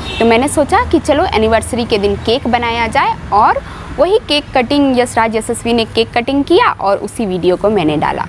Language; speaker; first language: Hindi; native; Hindi